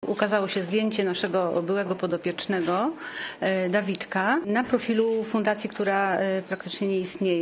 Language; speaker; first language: Polish; native; Polish